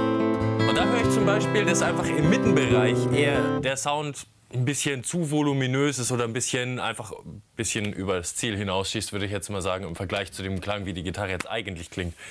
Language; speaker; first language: German; native; German